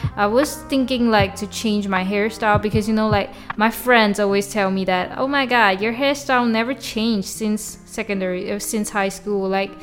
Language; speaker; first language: English; non-native, local second language; Chinese